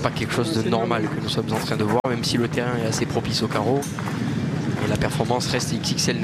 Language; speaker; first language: French; native; French